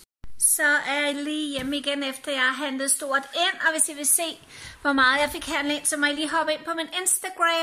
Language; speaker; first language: Danish; native; Danish